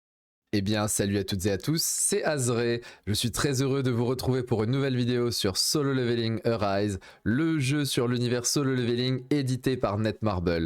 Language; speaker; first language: French; native; French